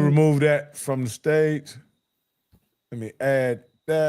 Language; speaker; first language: English; native; English